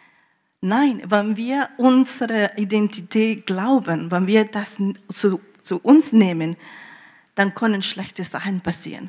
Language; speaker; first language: German; early bilingual, heritage; German